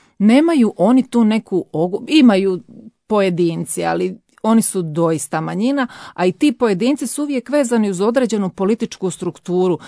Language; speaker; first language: Croatian; native; Croatian